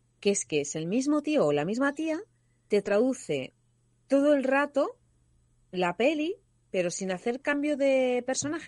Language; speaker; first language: Spanish; native; Spanish